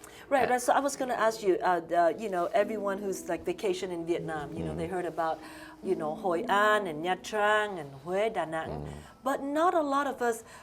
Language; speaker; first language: English; non-native, fluent; Vietnamese